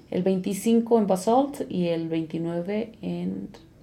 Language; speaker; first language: Spanish; native; Spanish